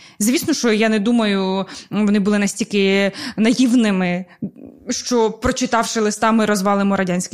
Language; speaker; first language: Ukrainian; non-native, local second language; Russian